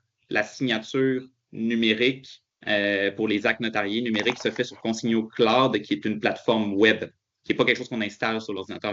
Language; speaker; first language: French; native; French